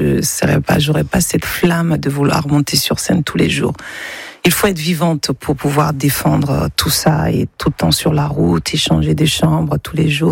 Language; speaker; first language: French; non-native, local second language; Bambara